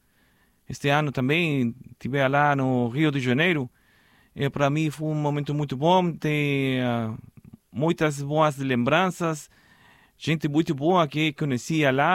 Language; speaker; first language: Portuguese; non-native, learner; Spanish